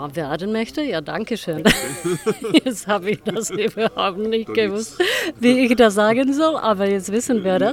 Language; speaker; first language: German; non-native, fluent; Czech